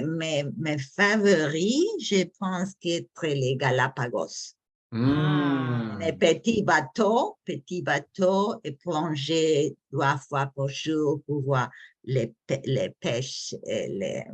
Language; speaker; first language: French; non-native, learner; English